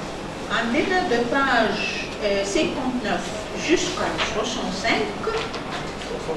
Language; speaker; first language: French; non-native, fluent; Arabic